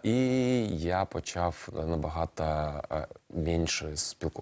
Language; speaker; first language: Ukrainian; non-native, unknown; Russian